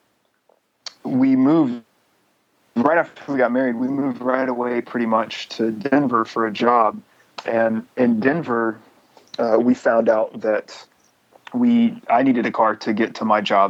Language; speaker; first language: English; native; English